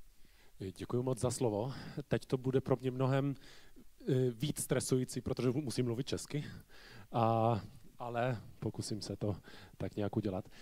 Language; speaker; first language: Czech; non-native, fluent; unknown